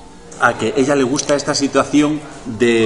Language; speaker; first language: Spanish; native; Spanish